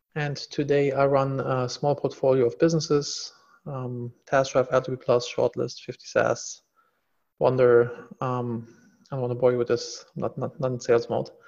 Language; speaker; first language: English; non-native, fluent; German